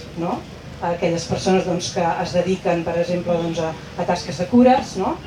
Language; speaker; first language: Catalan; native; Catalan